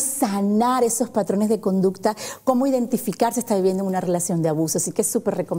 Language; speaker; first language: Spanish; native; Spanish